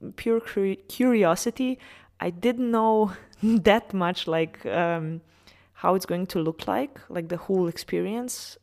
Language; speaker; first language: English; non-native, fluent; Serbian